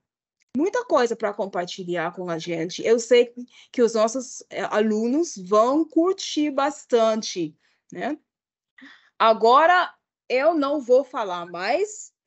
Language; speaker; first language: Portuguese; non-native, fluent; English